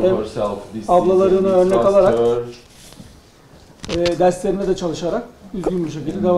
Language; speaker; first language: Turkish; native; Turkish